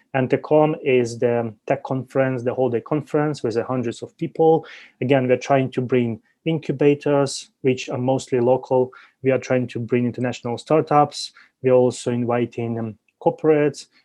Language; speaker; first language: English; non-native, fluent; Ukrainian